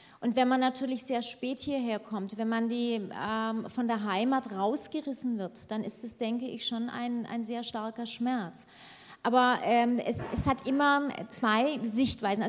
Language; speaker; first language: German; early bilingual, other home language; Turkish